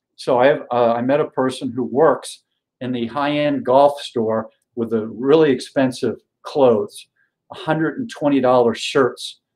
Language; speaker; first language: English; native; English